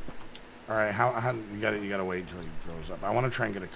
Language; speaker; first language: English; native; English